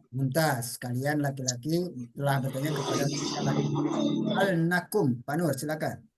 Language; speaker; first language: Indonesian; native; Indonesian